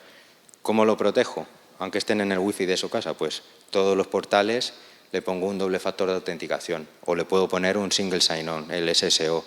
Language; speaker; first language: Spanish; native; Spanish